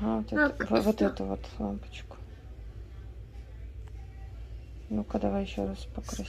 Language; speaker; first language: Russian; native; Russian